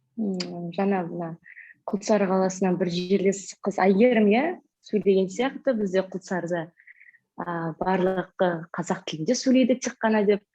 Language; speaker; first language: Kazakh; native; Kazakh